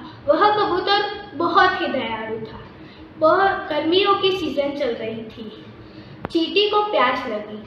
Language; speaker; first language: Hindi; non-native, local second language; Gujarati